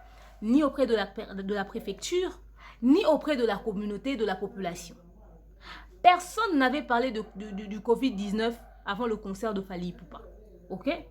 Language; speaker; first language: French; non-native, local second language; Lingala